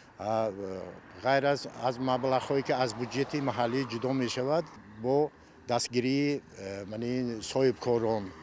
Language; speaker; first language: Tajik; native; Tajik